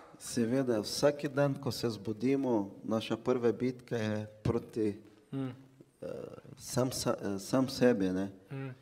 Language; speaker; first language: Slovenian; non-native, fluent; Portuguese